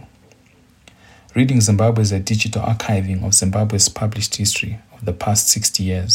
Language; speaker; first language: English; non-native, local second language; Shona